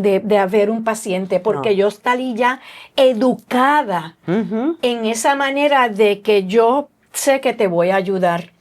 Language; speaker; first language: Spanish; native; Spanish